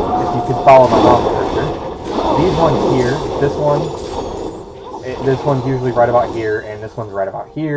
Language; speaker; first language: English; native; English